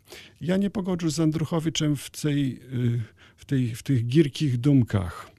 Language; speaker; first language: Ukrainian; non-native, learner; Polish